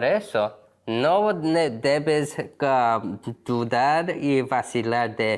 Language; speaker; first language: Spanish; non-native, learner; Korean